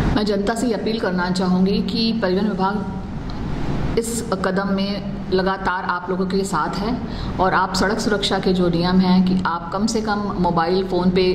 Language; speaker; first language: Hindi; native; Hindi